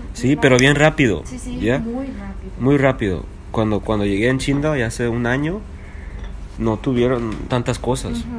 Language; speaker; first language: Spanish; early bilingual, heritage; Spanish